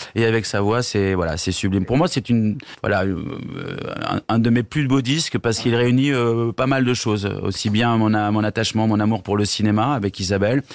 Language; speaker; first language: French; native; French